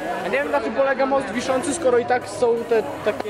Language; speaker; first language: Polish; native; Polish